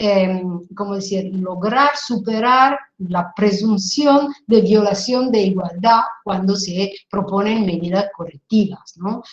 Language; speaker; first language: Spanish; non-native, fluent; Italian